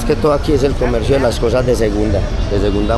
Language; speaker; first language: Spanish; native; Spanish